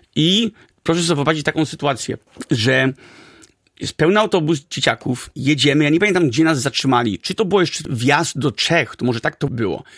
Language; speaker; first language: Polish; early bilingual, heritage; Polish